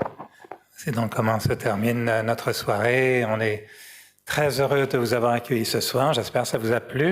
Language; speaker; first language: French; native; French